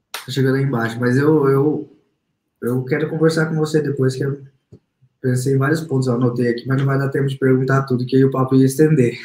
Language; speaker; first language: Portuguese; native; Portuguese